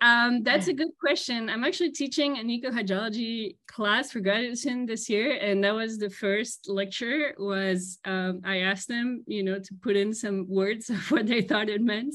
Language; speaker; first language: English; non-native, fluent; French